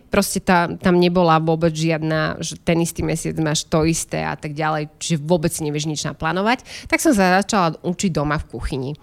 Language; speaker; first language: Slovak; native; Slovak